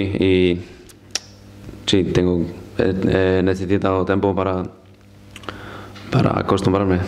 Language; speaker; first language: Spanish; non-native, fluent; Icelandic